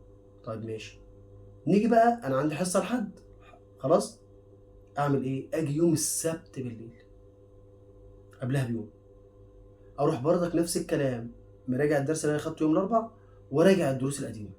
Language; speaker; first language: Arabic; native; Arabic